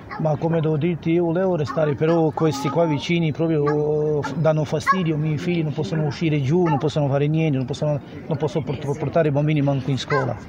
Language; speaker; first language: Italian; non-native, local second language; Bosnian